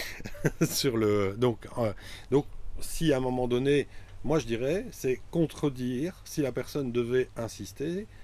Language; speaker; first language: French; native; French